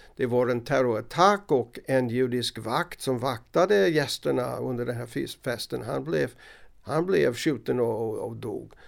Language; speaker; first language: Swedish; non-native, fluent; English